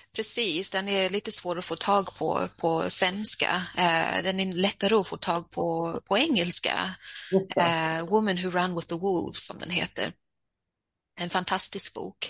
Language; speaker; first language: Swedish; early bilingual, heritage; Swedish